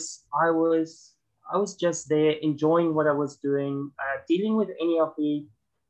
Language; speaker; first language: English; non-native, fluent; German